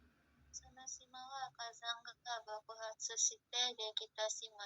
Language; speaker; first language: Japanese; non-native, learner; Indonesian